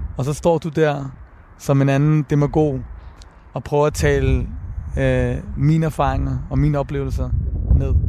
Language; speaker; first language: Danish; early bilingual, other home language; Persian